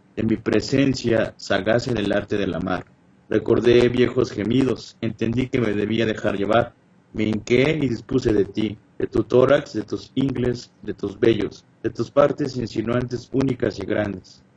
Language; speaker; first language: Spanish; native; Spanish